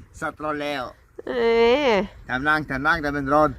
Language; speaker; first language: Thai; non-native, learner; German